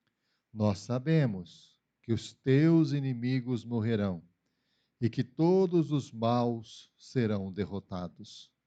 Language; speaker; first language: Portuguese; native; Portuguese